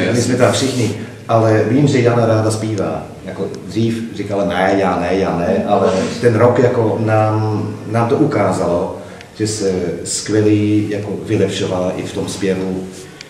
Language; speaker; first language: Czech; non-native, fluent; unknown